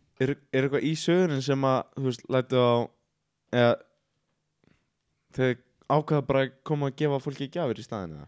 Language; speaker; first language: Icelandic; native; Icelandic